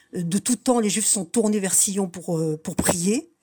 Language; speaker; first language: French; native; French